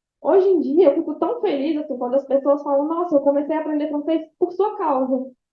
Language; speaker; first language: Portuguese; native; Portuguese